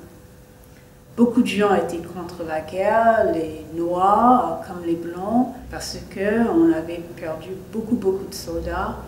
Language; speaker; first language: French; non-native, fluent; English